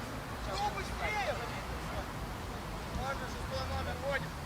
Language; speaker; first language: Russian; native; Russian